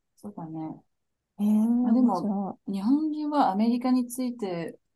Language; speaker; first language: Japanese; non-native, fluent; French